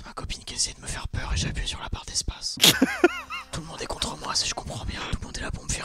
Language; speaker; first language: French; native; French